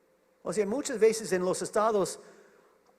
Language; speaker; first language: Spanish; non-native, fluent; English